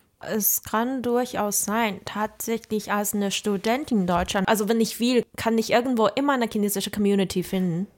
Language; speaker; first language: German; non-native, fluent; Chinese